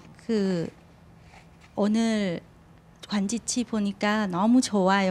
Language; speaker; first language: Korean; non-native, learner; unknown